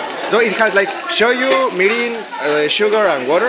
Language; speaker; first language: English; non-native, fluent; Spanish